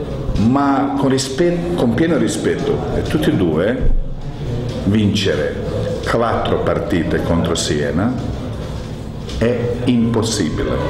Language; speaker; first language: Italian; non-native, fluent; Croatian